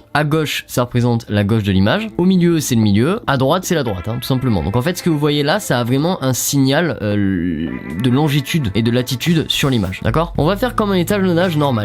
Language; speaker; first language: French; native; French